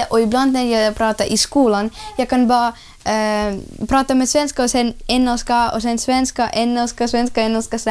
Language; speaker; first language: Swedish; non-native, learner; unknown